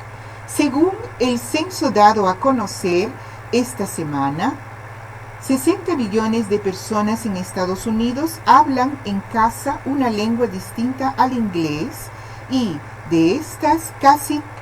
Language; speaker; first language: Spanish; non-native, fluent; Portuguese